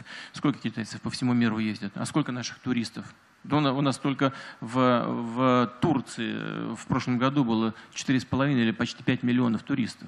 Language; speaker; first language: Russian; native; Russian